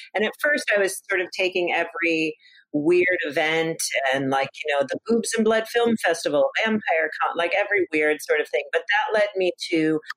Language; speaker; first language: English; native; English